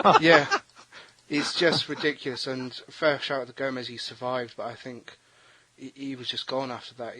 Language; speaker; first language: English; native; English